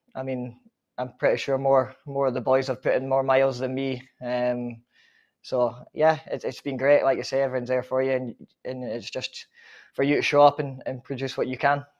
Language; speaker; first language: English; native; English